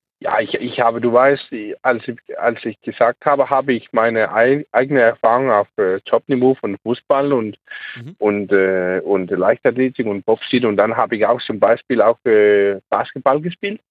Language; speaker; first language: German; non-native, learner; Danish